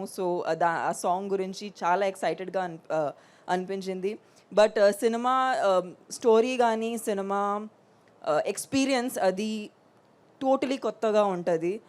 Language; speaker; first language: Telugu; non-native, fluent; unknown